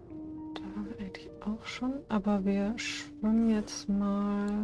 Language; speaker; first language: German; native; German